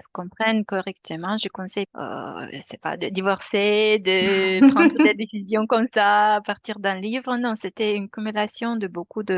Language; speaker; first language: French; non-native, fluent; Romanian